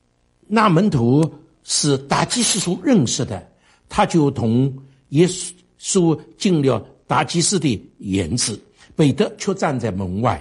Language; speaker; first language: Chinese; native; Chinese